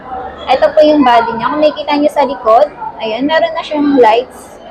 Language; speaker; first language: Filipino; native; Filipino